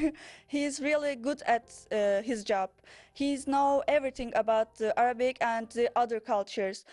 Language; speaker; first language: English; non-native, learner; Turkish